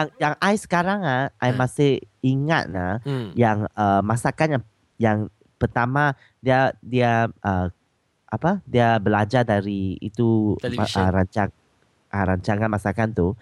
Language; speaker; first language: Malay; non-native, local second language; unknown